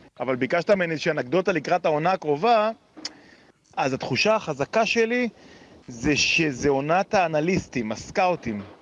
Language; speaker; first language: Hebrew; native; Hebrew